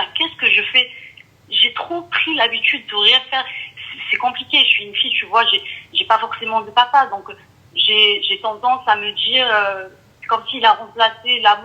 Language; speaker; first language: French; early bilingual, other home language; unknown